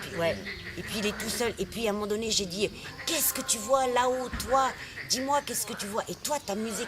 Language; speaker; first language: French; native; French